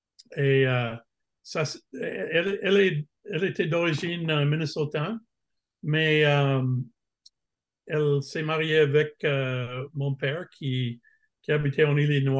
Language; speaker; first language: French; non-native, fluent; English